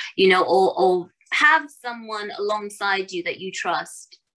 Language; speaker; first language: English; native; English